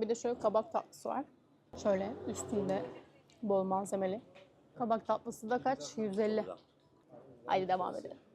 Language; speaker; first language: Turkish; native; Turkish